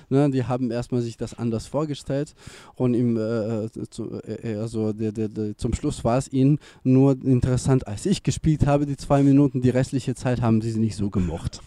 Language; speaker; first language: German; non-native, fluent; Serbian